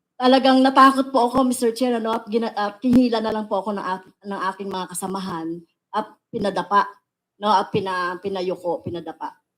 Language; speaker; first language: Filipino; native; Filipino